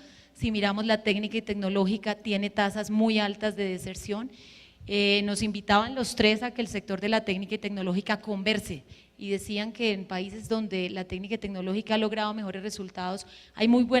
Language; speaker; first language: Spanish; native; Spanish